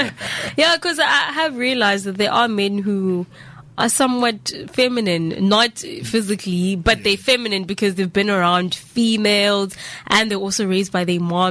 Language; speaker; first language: English; non-native, local second language; Zulu